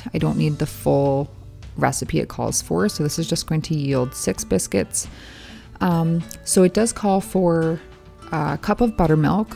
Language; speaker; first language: English; native; English